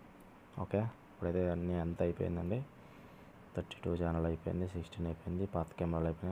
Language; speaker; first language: Telugu; native; Telugu